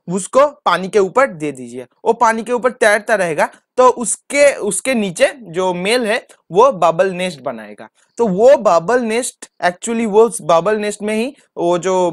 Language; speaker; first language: Hindi; non-native, local second language; Bangla